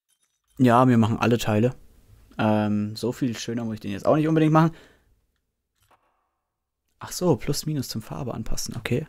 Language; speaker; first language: German; native; German